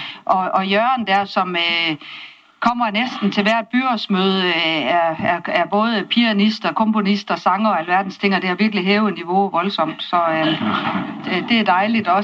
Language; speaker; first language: Danish; native; Danish